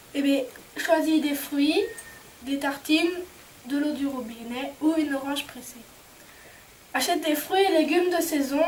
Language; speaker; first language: French; native; French